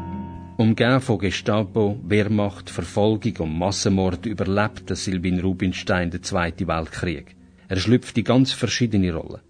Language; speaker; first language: German; native; German